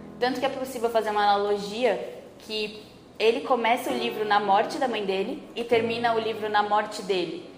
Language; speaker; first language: Portuguese; native; Portuguese